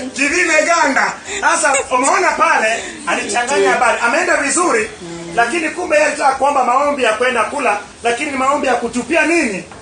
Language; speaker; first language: Swahili; non-native, local second language; Luo (Kenya and Tanzania)